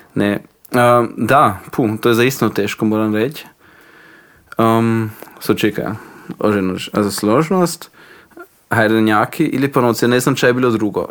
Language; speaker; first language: Slovenian; non-native, learner; Croatian